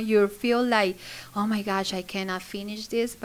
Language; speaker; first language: English; non-native, fluent; Spanish